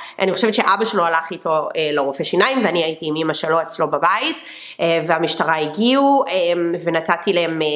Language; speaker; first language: Hebrew; non-native, fluent; English